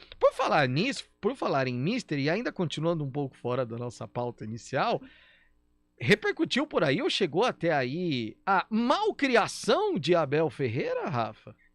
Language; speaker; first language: Portuguese; native; Portuguese